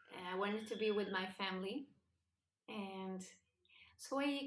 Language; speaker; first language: English; non-native, fluent; Spanish